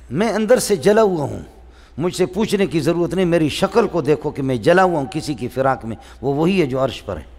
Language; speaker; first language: Urdu; non-native, local second language; Baluchi